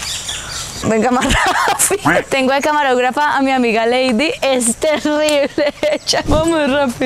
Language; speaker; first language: Spanish; native; Spanish